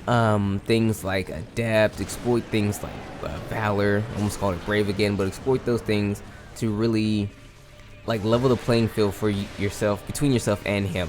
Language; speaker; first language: English; native; English